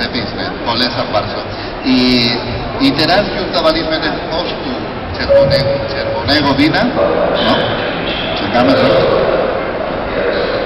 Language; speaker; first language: Polish; non-native, learner; Spanish